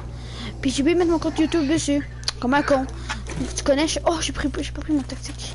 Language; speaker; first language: French; native; French